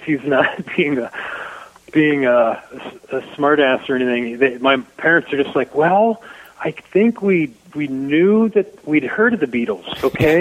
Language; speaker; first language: English; native; English